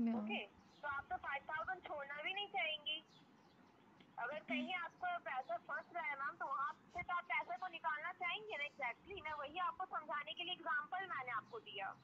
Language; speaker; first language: Hindi; native; Hindi